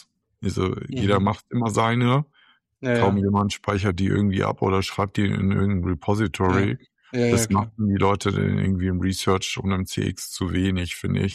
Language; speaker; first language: German; native; German